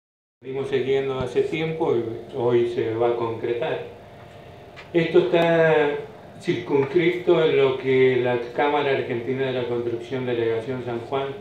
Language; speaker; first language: Spanish; native; Spanish